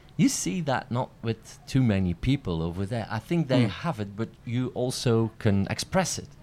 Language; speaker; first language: English; non-native, fluent; Dutch